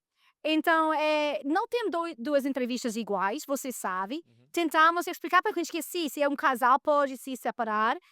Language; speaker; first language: Portuguese; non-native, fluent; Spanish